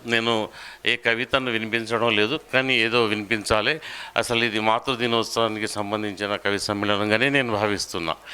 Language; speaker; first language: Telugu; non-native, local second language; Urdu